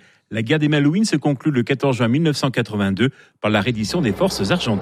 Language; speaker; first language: French; native; French